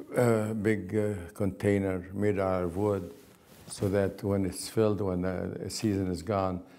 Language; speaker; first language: English; non-native, fluent; Arabic